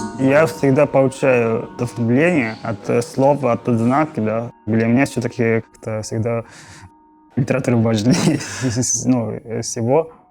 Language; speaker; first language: Russian; non-native, fluent; Japanese